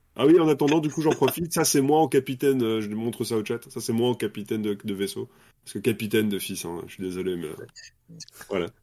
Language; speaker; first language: French; native; French